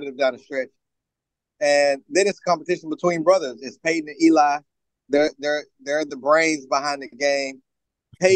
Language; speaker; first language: English; native; English